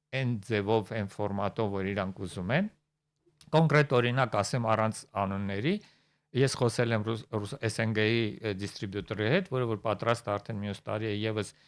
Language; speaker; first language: Armenian; native; Armenian